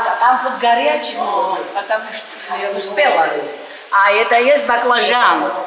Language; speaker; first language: Russian; non-native, learner; Georgian